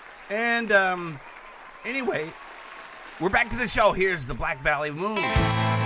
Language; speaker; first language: English; native; English